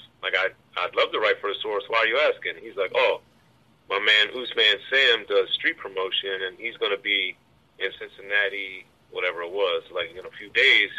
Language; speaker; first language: English; native; English